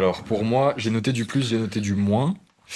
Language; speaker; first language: French; native; French